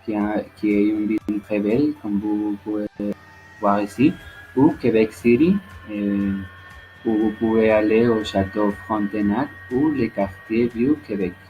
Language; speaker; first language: French; non-native, learner; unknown